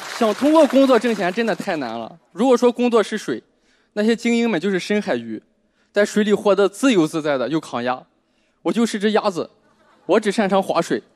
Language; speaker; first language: Chinese; native; Chinese